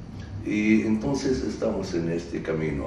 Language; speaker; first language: Spanish; non-native, fluent; Arabic